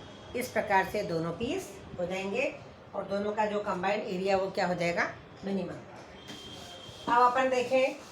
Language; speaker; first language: Hindi; native; Hindi